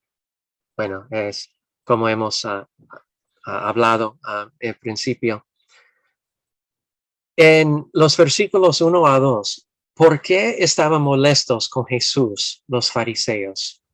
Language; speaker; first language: Spanish; non-native, fluent; English